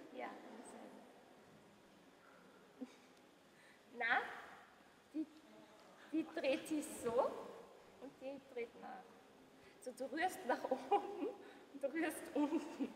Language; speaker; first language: German; native; German